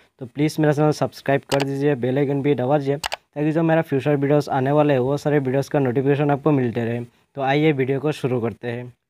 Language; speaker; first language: Hindi; non-native, local second language; Assamese